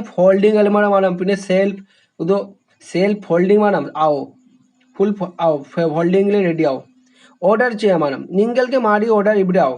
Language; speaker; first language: Malayalam; non-native, learner; Hindi